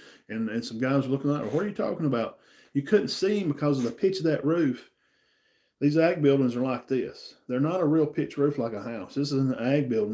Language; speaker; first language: English; native; English